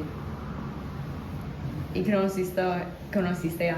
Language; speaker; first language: Spanish; non-native, learner; English